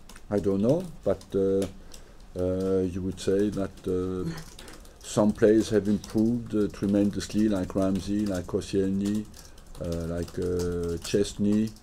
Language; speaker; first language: English; non-native, fluent; French